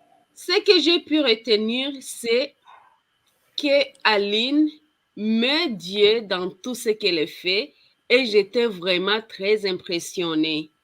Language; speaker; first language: French; non-native, fluent; Kinyarwanda